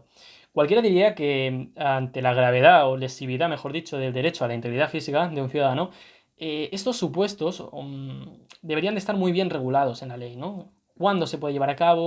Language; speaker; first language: Spanish; native; Spanish